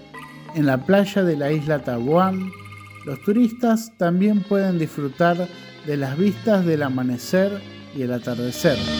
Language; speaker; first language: Spanish; non-native, fluent; Indonesian